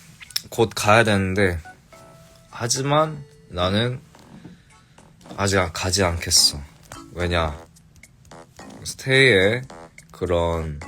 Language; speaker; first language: Korean; early bilingual, heritage; English